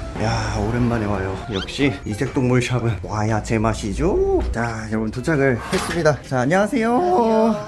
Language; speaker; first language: Korean; native; Korean